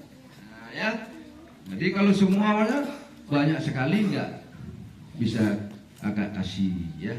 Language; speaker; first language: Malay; non-native, local second language; Balinese